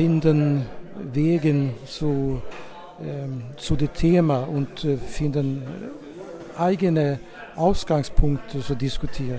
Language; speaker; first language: German; non-native, fluent; Swedish